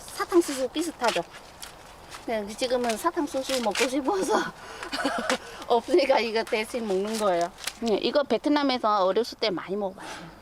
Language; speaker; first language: Korean; non-native, learner; Vietnamese